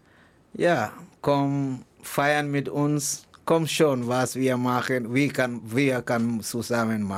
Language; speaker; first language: German; non-native, learner; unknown